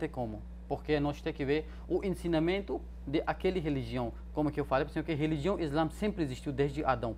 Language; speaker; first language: Portuguese; non-native, fluent; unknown